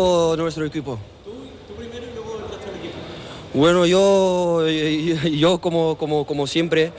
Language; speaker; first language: Spanish; non-native, learner; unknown